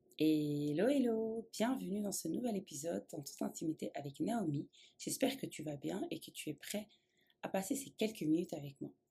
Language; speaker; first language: French; native; French